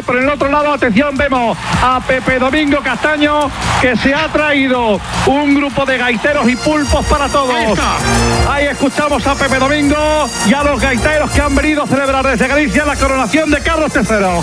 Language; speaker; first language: Spanish; native; Spanish